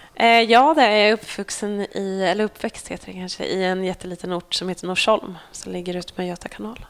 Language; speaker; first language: Swedish; native; Swedish